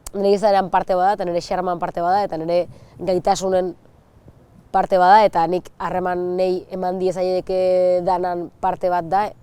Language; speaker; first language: Basque; native; Basque